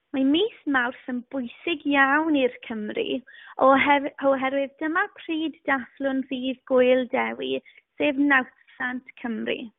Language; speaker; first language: Welsh; native; Welsh